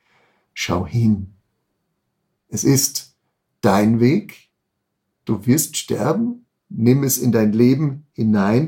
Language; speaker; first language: German; native; German